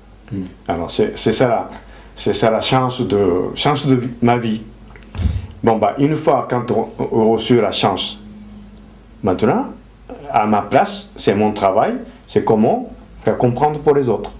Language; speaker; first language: French; non-native, fluent; Japanese